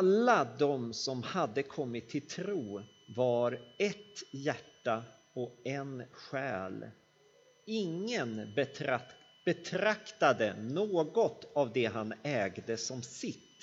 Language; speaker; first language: Swedish; native; Swedish